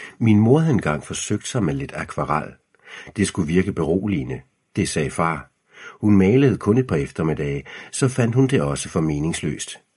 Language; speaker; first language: Danish; native; Danish